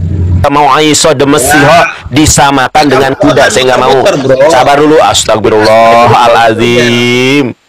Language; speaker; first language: Indonesian; native; Indonesian